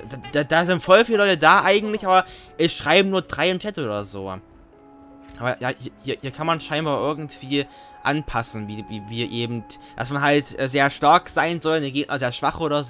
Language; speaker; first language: German; native; German